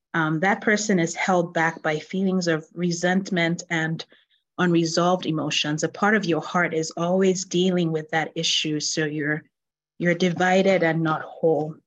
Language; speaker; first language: English; non-native, local second language; Yoruba